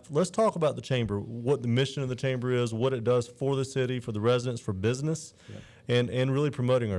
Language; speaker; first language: English; native; English